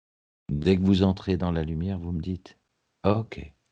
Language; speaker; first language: French; native; French